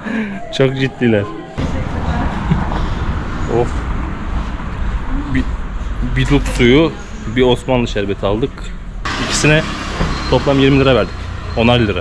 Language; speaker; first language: Turkish; native; Turkish